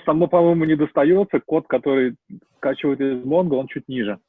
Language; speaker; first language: Russian; native; Russian